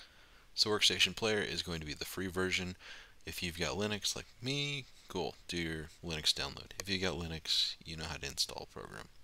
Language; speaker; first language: English; native; English